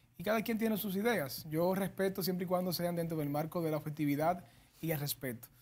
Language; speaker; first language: Spanish; native; Spanish